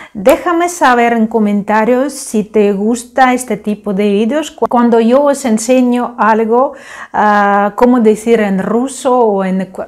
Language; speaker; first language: Spanish; non-native, fluent; Ukrainian